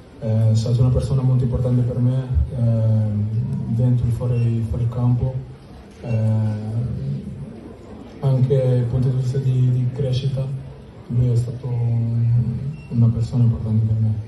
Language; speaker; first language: Italian; non-native, learner; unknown